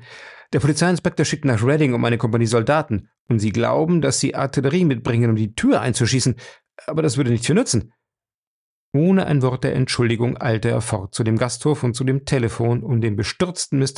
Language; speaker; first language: German; native; German